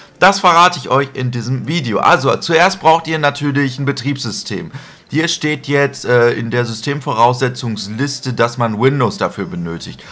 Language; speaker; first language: German; native; German